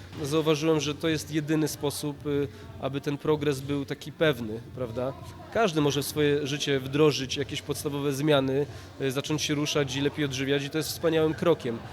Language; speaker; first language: Polish; early bilingual, heritage; Polish